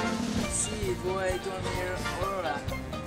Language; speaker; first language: Spanish; non-native, learner; English